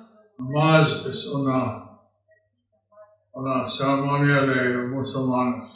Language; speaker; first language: Spanish; non-native, learner; English